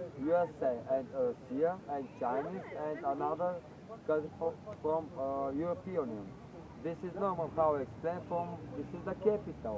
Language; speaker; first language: English; non-native, learner; Bulgarian